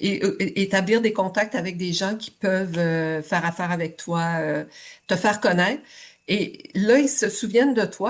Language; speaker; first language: French; native; French